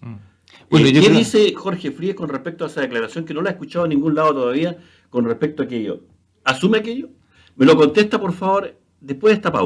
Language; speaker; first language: Spanish; native; Spanish